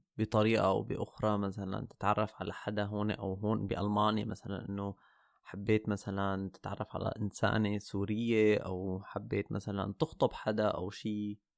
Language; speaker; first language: Arabic; native; Arabic